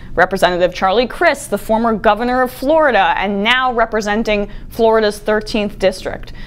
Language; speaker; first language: English; native; English